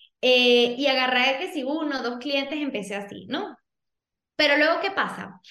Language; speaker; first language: Spanish; early bilingual, other home language; Portuguese